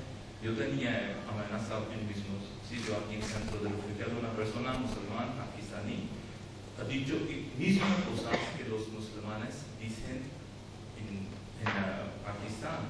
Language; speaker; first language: Spanish; non-native, learner; Urdu